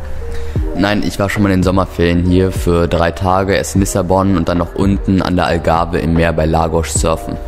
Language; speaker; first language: German; native; German